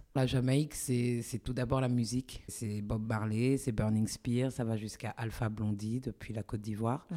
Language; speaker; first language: French; native; French